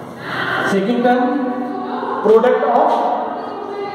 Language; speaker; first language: Hindi; native; Hindi